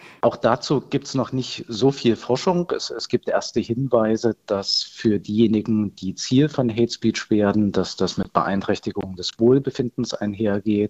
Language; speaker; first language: German; native; German